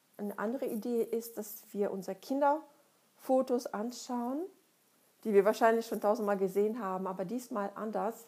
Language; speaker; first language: German; non-native, fluent; Russian